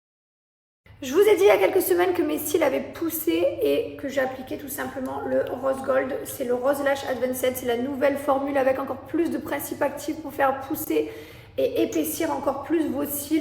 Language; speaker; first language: French; native; French